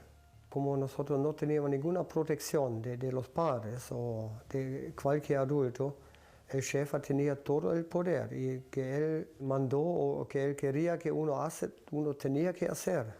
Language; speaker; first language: Spanish; early bilingual, other home language; German